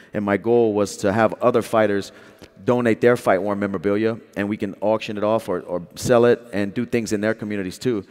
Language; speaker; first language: English; native; English